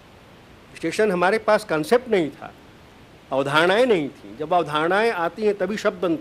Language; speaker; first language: Hindi; native; Hindi